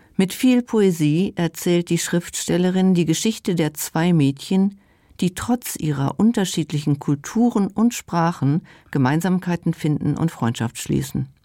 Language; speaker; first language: German; non-native, local second language; Luxembourgish